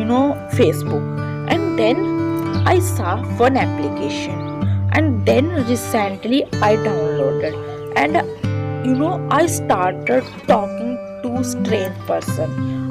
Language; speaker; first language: English; non-native, learner; Hindi